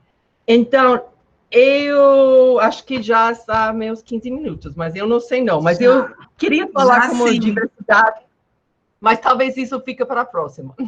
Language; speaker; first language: Portuguese; non-native, fluent; English